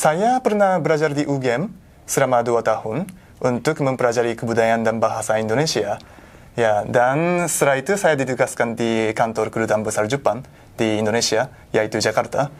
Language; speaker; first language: Indonesian; non-native, fluent; Japanese